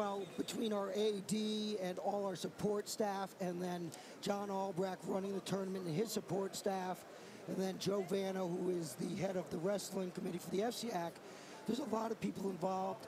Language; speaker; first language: English; native; English